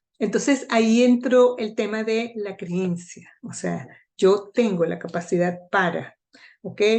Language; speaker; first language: Spanish; native; Spanish